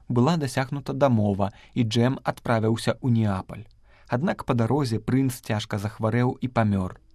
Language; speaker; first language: Belarusian; native; Belarusian